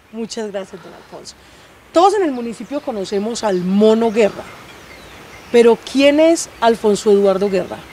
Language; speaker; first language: Spanish; native; Spanish